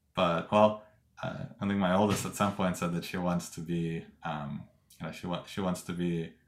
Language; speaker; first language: English; non-native, fluent; Russian